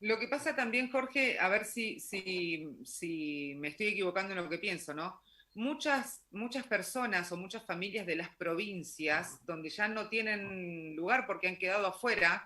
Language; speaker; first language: Spanish; native; Spanish